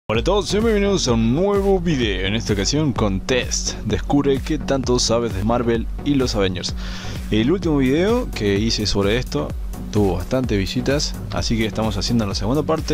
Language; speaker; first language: Spanish; native; Spanish